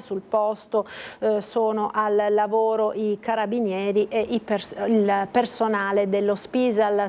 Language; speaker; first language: Italian; native; Italian